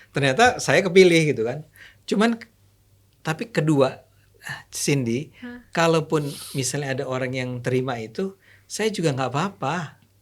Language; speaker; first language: Indonesian; native; Indonesian